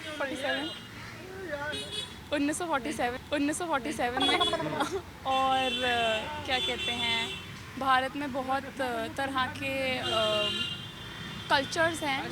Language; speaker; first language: Hindi; native; Hindi